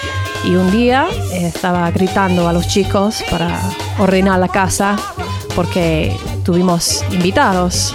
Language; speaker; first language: Spanish; non-native, learner; English